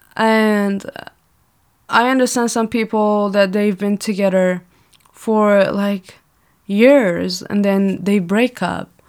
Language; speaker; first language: English; non-native, fluent; Persian